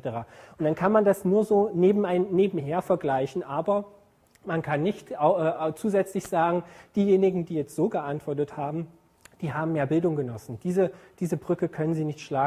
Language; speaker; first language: German; native; German